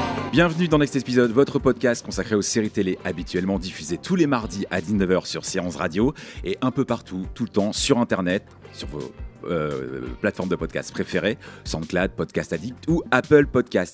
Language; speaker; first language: French; native; French